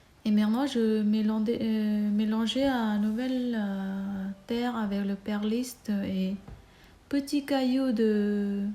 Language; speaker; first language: French; non-native, learner; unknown